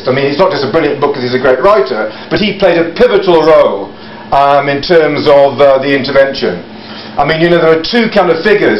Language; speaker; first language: English; native; English